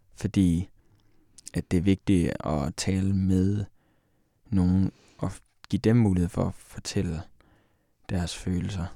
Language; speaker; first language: Danish; native; Danish